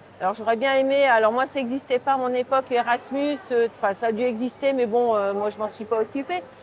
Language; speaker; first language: French; native; French